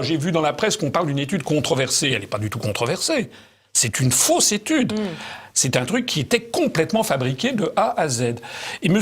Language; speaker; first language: French; native; French